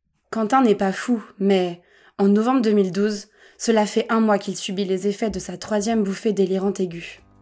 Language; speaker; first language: French; native; French